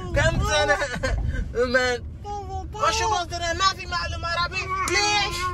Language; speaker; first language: Arabic; non-native, learner; Sindhi